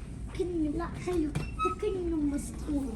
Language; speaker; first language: Arabic; early bilingual, other home language; Hindi